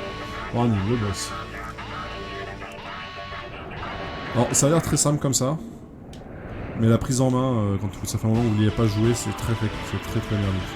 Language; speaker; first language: French; native; French